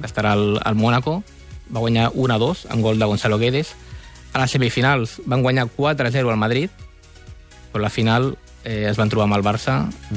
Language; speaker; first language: Catalan; native; Catalan